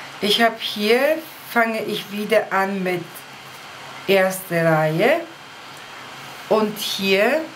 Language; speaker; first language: German; non-native, fluent; Polish